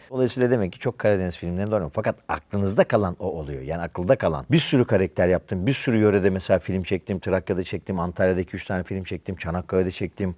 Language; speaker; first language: Turkish; native; Turkish